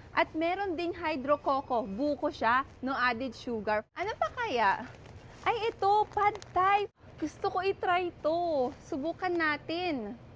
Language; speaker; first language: Filipino; native; Filipino